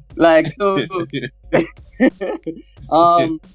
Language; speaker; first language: English; non-native, local second language; Yoruba